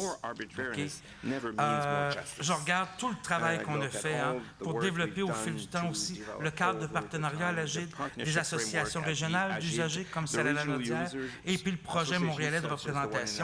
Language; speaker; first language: French; native; French